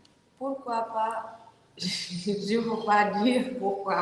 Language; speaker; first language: French; non-native, local second language; Wolof